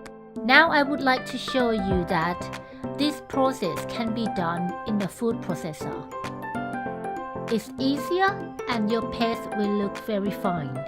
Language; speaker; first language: English; non-native, fluent; Thai